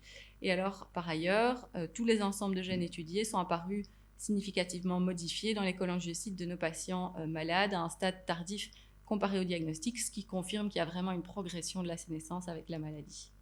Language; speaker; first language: French; native; French